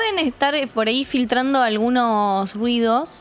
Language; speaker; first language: Spanish; native; Spanish